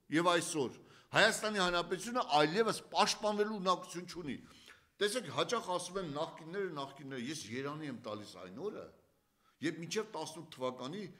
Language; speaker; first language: Armenian; native; Armenian